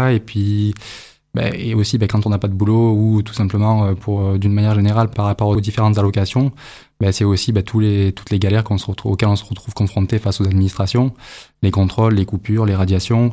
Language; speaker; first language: French; native; French